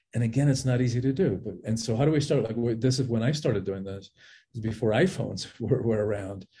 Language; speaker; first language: English; early bilingual, other home language; Spanish